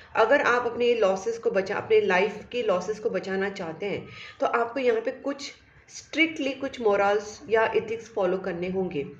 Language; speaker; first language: Hindi; non-native, local second language; Marathi